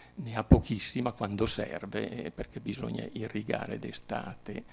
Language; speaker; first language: Italian; native; Italian